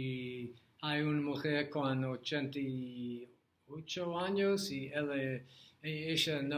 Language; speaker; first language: Spanish; non-native, learner; English